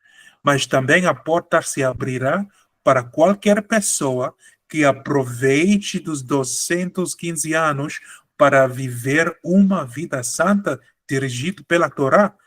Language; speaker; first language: Portuguese; non-native, fluent; Spanish